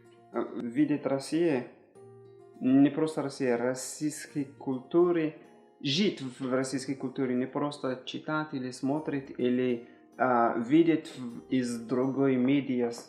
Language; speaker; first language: Russian; non-native, learner; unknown